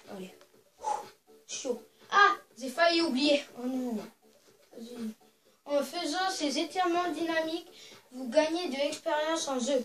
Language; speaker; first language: French; native; French